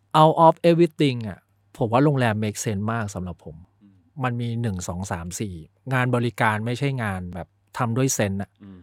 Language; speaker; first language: Thai; early bilingual, other home language; Chinese